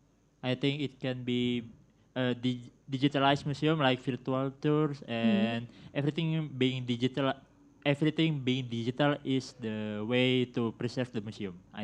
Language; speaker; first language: English; non-native, learner; Indonesian